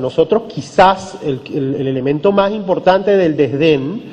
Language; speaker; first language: Spanish; native; Spanish